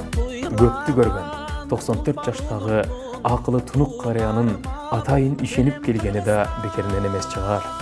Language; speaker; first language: Kyrgyz; native; Kyrgyz